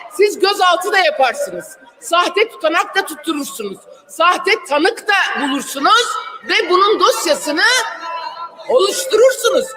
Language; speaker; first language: Turkish; non-native, local second language; Kurdish